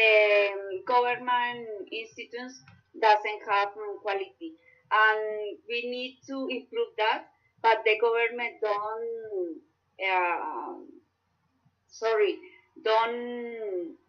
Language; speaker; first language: English; non-native, learner; Spanish